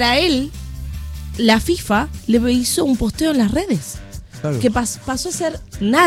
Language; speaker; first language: Spanish; native; Spanish